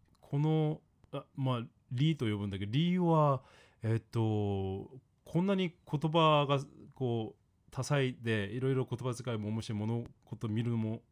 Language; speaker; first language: Japanese; non-native, fluent; Korean